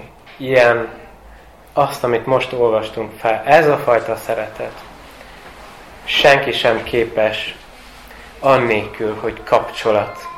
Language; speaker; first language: Hungarian; non-native, fluent; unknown